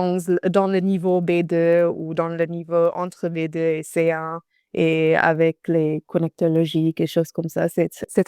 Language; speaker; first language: French; non-native, fluent; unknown